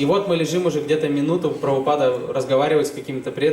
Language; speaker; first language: Russian; native; Russian